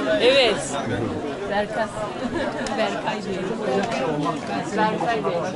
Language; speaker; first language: Turkish; non-native, learner; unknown